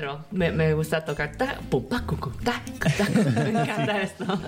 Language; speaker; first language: Spanish; non-native, learner; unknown